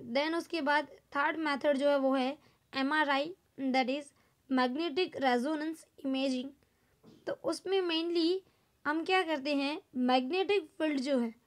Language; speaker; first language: Hindi; non-native, local second language; Gujarati